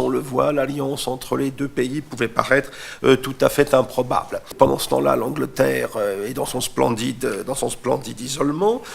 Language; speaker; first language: French; native; French